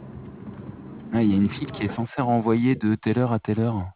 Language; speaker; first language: French; native; French